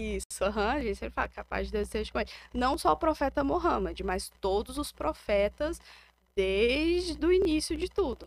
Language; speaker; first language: Portuguese; native; Portuguese